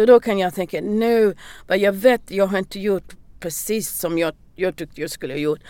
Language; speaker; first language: Swedish; non-native, learner; English